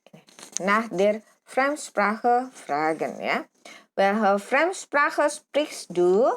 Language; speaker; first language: German; non-native, fluent; Indonesian